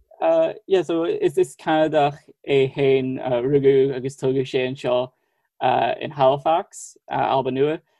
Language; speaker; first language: Irish; non-native, fluent; English